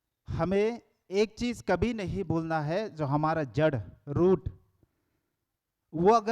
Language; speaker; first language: Hindi; non-native, local second language; Kok Borok